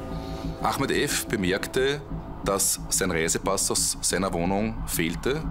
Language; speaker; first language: German; native; German